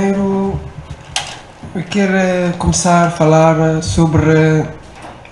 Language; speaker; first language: Portuguese; non-native, learner; Arabic